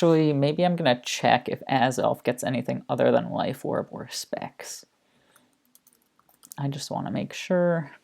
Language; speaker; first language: English; native; English